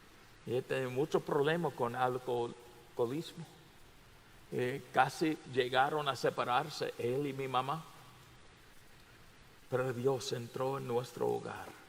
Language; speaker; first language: Spanish; non-native, fluent; English